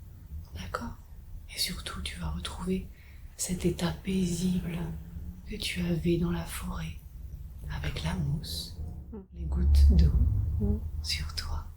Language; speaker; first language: French; native; French